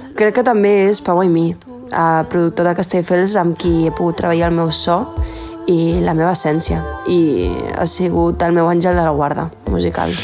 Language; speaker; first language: Catalan; early bilingual, other home language; Spanish